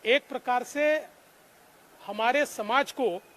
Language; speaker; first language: Hindi; non-native, local second language; Marathi